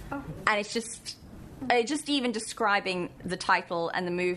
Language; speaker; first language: English; native; English